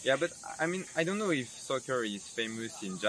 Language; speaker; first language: English; non-native, fluent; French